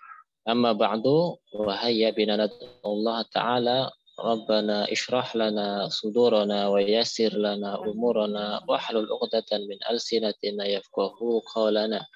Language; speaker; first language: Arabic; non-native, fluent; Indonesian